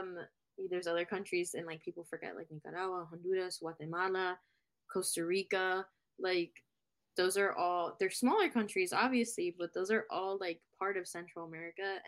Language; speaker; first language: English; native; English